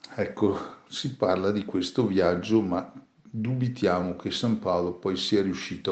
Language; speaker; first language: Italian; native; Italian